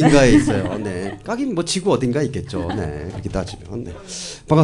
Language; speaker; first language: Korean; native; Korean